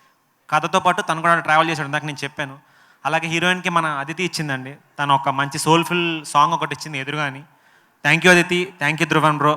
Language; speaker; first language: Telugu; native; Telugu